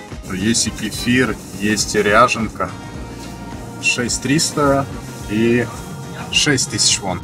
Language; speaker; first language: Russian; native; Russian